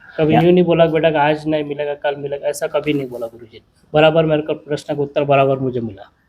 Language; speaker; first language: Hindi; non-native, local second language; Marathi